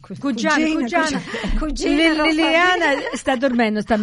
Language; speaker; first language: Italian; early bilingual, heritage; English